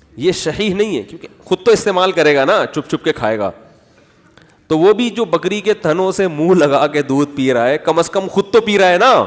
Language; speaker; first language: Urdu; native; Urdu